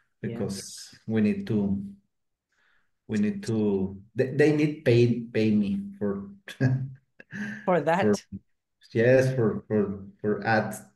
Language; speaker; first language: English; non-native, learner; Spanish